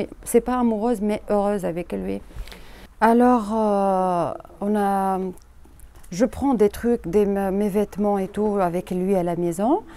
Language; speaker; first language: French; non-native, learner; Arabic